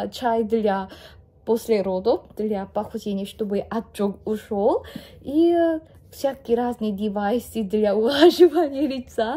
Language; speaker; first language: Russian; non-native, learner; Korean